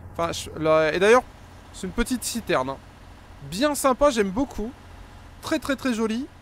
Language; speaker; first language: French; native; French